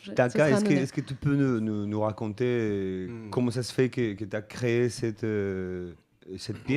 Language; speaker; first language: French; non-native, fluent; Spanish